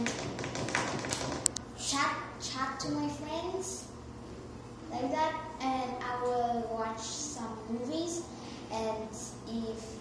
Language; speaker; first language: English; non-native, learner; Vietnamese